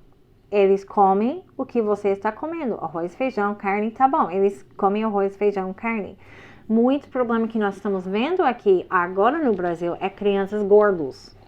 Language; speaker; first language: Portuguese; non-native, fluent; English